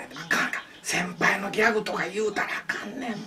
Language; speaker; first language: Japanese; native; Japanese